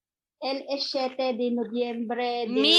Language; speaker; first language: Spanish; non-native, learner; Filipino